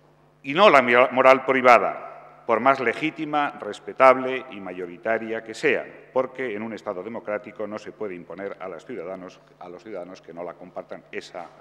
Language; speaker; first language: Spanish; native; Spanish